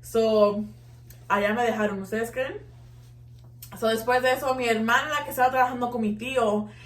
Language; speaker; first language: Spanish; early bilingual, heritage; Spanish